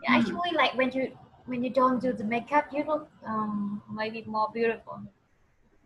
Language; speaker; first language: English; non-native, fluent; Vietnamese